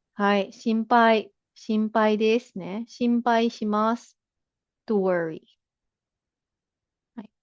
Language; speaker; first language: Japanese; non-native, fluent; Filipino